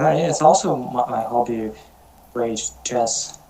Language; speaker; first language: English; non-native, learner; Russian